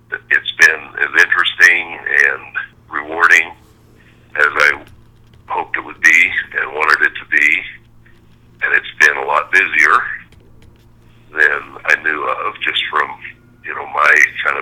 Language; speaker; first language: English; native; English